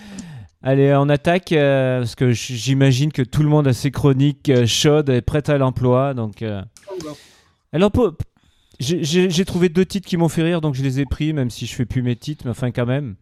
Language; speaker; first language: French; native; French